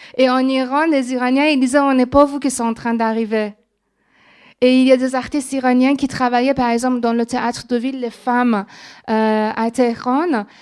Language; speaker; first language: French; non-native, fluent; Persian